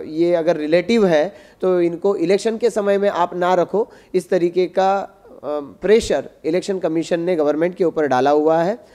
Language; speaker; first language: Hindi; non-native, local second language; Marathi